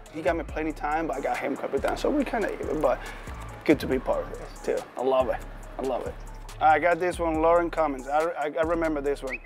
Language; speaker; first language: English; non-native, fluent; Spanish